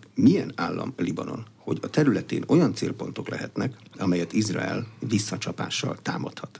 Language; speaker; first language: Hungarian; native; Hungarian